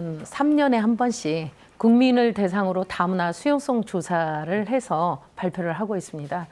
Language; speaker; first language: Korean; native; Korean